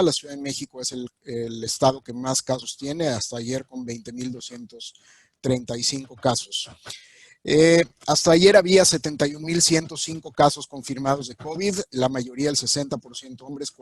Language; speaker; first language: Spanish; native; Spanish